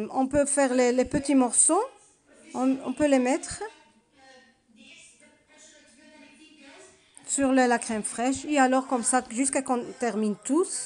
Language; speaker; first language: French; non-native, learner; Arabic